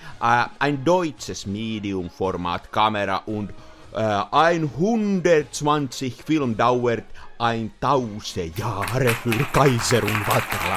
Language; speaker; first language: German; non-native, learner; Finnish